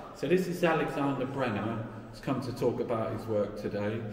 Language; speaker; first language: English; native; English